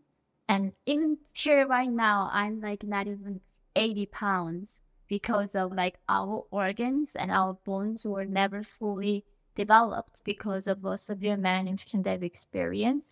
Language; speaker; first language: English; non-native, fluent; Korean